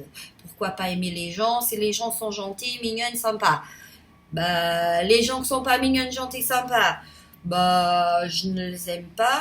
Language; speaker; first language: French; non-native, fluent; Portuguese